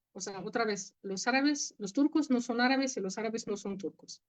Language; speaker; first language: Spanish; non-native, fluent; Arabic